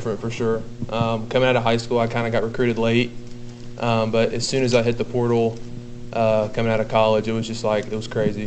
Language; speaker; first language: English; native; English